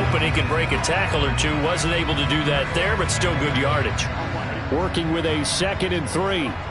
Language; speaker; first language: English; native; English